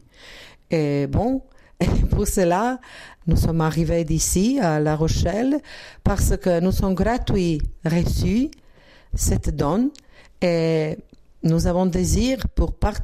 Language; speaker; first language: French; non-native, learner; Croatian